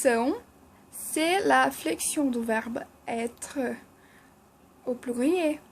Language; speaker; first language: French; non-native, fluent; Portuguese